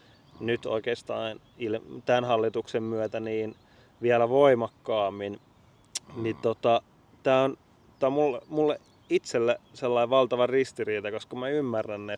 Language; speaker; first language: Finnish; native; Finnish